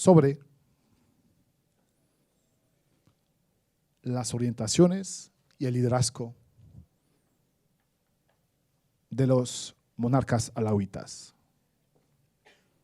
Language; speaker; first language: Spanish; non-native, fluent; Arabic